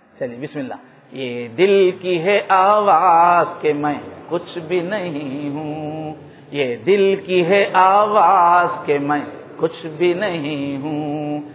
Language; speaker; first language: Urdu; native; Urdu